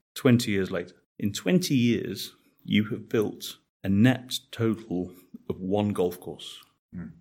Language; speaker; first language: English; native; English